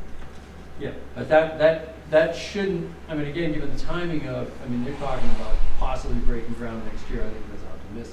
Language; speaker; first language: English; native; English